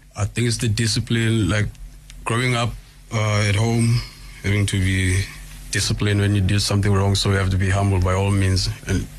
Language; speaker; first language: English; non-native, local second language; Xhosa